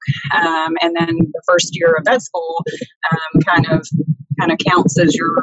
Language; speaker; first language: English; native; English